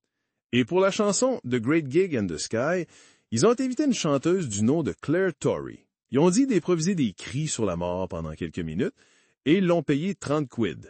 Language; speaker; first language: French; native; French